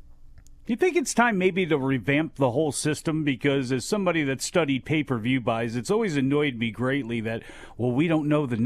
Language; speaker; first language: English; native; English